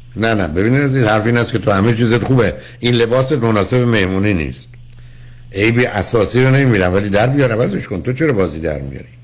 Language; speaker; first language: Persian; native; Persian